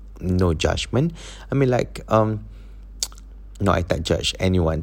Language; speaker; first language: English; non-native, local second language; Malay